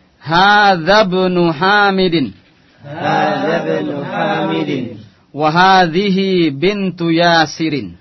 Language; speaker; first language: Arabic; non-native, fluent; Indonesian